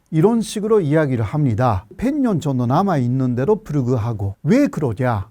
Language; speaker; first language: Korean; non-native, fluent; Japanese